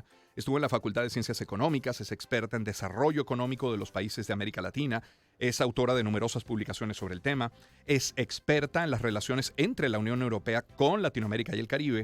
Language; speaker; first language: Spanish; native; Spanish